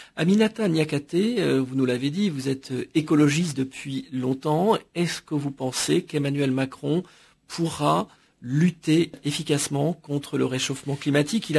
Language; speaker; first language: French; native; French